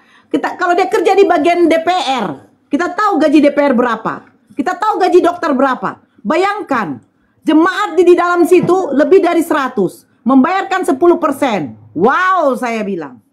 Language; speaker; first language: Indonesian; native; Indonesian